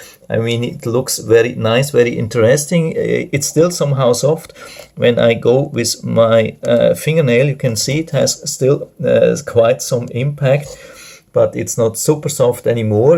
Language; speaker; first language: English; non-native, fluent; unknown